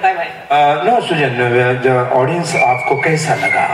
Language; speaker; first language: Hindi; non-native, local second language; Marathi